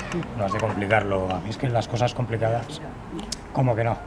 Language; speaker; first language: Spanish; native; Spanish